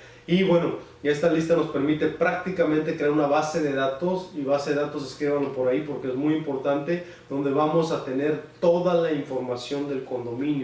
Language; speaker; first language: Spanish; native; Spanish